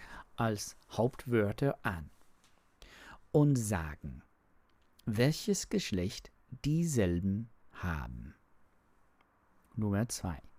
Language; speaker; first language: German; non-native, learner; English